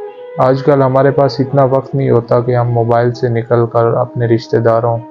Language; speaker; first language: Urdu; native; Urdu